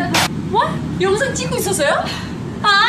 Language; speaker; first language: Korean; non-native, fluent; Thai